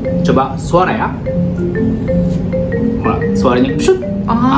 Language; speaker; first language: Indonesian; non-native, learner; Japanese